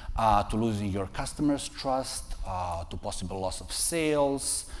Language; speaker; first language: English; non-native, fluent; Serbian